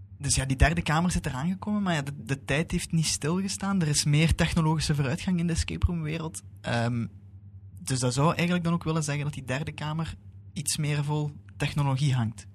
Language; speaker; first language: Dutch; native; Dutch